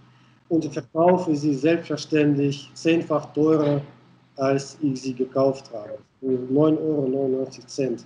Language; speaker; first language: German; non-native, fluent; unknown